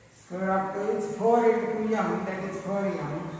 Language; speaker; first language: English; non-native, local second language; Marathi